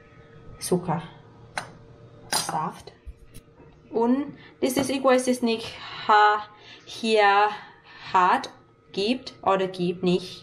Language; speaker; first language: German; non-native, learner; Thai